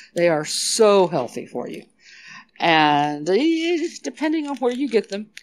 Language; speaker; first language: English; native; English